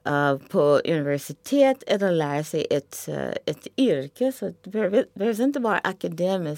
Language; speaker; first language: Swedish; non-native, fluent; English